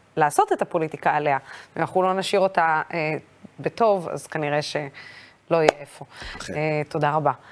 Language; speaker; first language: Hebrew; non-native, local second language; Arabic